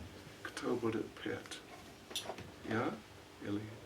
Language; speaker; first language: Russian; non-native, learner; English